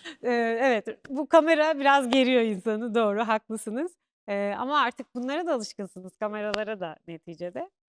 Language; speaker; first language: Turkish; native; Turkish